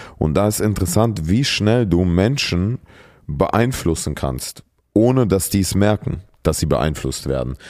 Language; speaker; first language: German; early bilingual, other home language; Russian